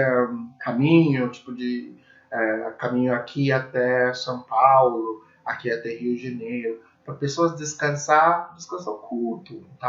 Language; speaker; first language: Portuguese; non-native, learner; English